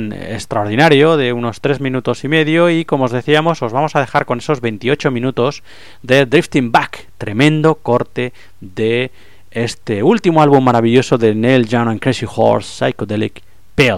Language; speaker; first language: Spanish; native; Spanish